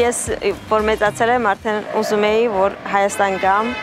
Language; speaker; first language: Armenian; non-native, learner; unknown